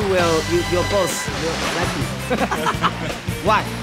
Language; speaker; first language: English; non-native, learner; Chinese